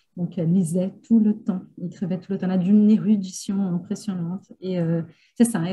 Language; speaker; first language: Portuguese; native; Portuguese